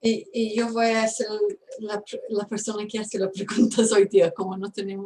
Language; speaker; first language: Spanish; non-native, fluent; English